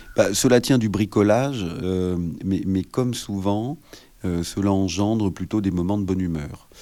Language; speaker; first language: French; native; French